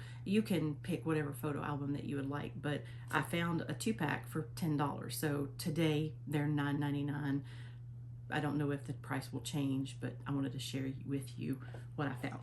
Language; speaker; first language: English; native; English